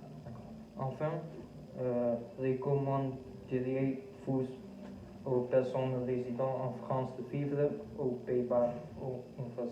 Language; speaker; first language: French; non-native, fluent; Dutch